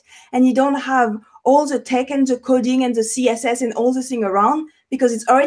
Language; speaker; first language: English; non-native, fluent; French